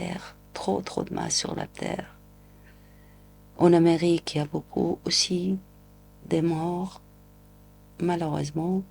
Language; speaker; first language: French; non-native, local second language; Arabic